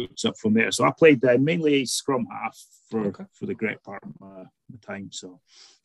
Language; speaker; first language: English; native; English